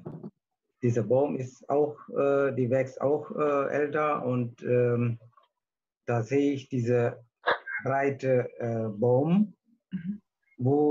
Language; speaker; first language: German; non-native, learner; Tamil